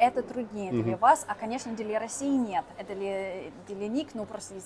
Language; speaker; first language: Russian; non-native, fluent; English